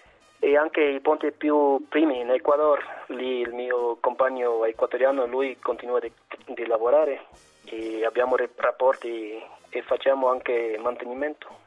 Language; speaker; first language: Italian; non-native, fluent; German